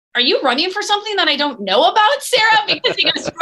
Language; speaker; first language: English; native; English